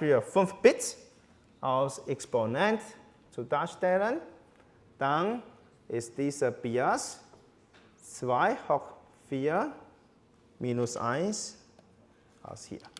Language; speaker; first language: German; non-native, fluent; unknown